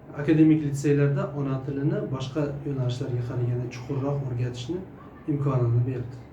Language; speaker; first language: Uzbek; native; Uzbek